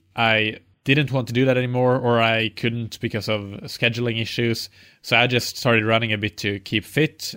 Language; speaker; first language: English; non-native, fluent; Swedish